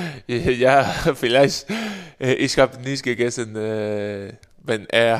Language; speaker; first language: German; non-native, learner; Spanish